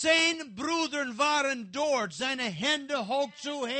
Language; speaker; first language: German; non-native, learner; English